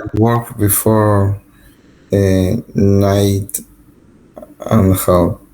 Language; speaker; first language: English; non-native, learner; Spanish